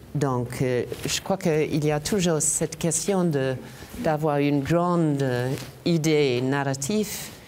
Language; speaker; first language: French; non-native, fluent; English